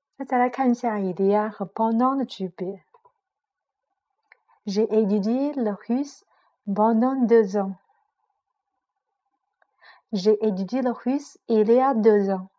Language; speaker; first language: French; non-native, fluent; Chinese